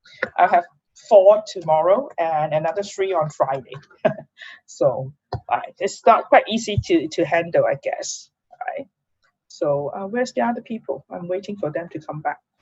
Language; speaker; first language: English; non-native, fluent; Cantonese